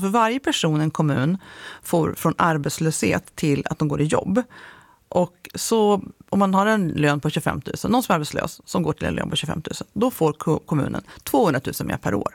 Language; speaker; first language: Swedish; native; Swedish